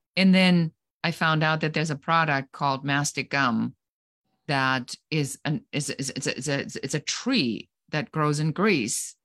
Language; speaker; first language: English; non-native, fluent; German